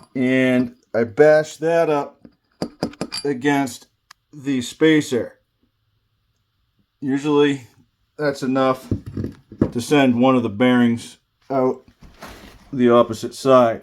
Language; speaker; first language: English; native; English